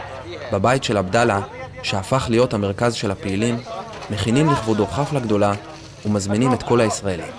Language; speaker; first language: Hebrew; native; Hebrew